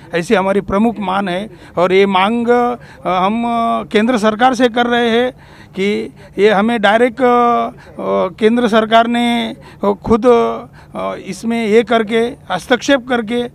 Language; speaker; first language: Hindi; non-native, local second language; Marathi